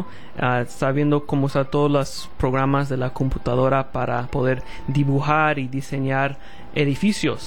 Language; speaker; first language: Spanish; early bilingual, heritage; Spanish